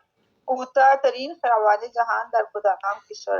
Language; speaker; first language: Persian; non-native, learner; Urdu